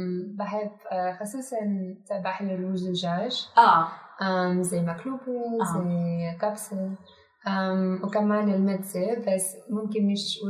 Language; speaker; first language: Arabic; non-native, learner; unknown